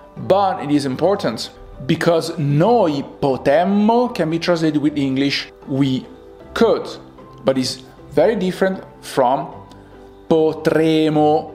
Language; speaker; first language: English; non-native, fluent; Italian